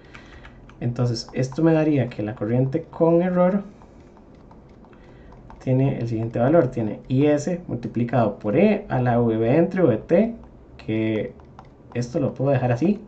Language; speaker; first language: Spanish; native; Spanish